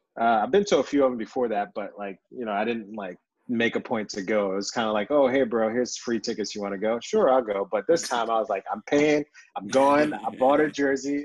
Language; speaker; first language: English; early bilingual, other home language; Yoruba